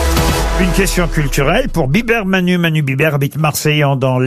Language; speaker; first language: French; native; French